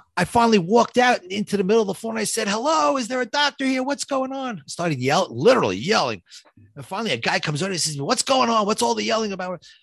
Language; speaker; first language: English; native; English